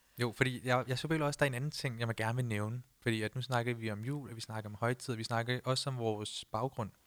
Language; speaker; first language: Danish; early bilingual, other home language; Punjabi